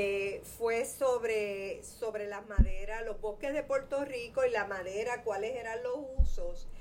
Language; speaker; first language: Spanish; native; Spanish